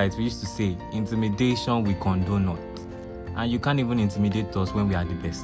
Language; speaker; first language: English; non-native, local second language; Yoruba